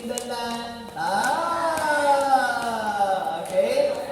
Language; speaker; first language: English; non-native, fluent; Filipino